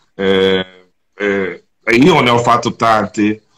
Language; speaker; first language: Italian; non-native, fluent; Portuguese